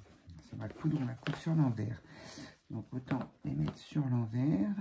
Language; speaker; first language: French; native; French